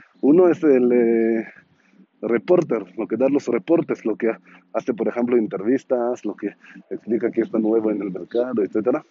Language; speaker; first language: Spanish; non-native, learner; Hebrew